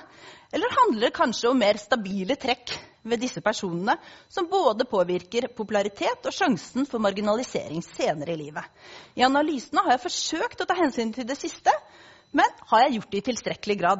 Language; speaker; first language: Norwegian; native; Norwegian